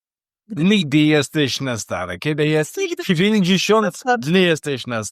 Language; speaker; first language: Polish; non-native, learner; English